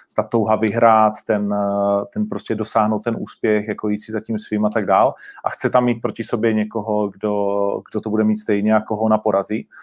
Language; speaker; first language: Czech; native; Czech